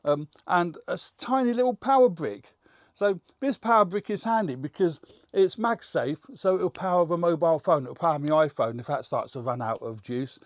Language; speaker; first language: English; native; English